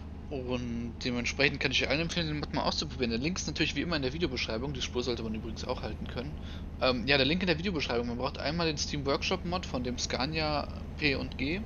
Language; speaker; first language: German; native; German